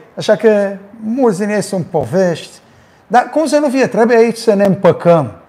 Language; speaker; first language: Romanian; early bilingual, heritage; Romanian